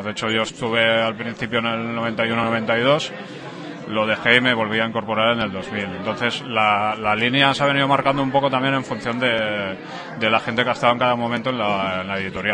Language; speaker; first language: Spanish; native; Spanish